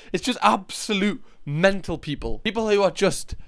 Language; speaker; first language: English; native; English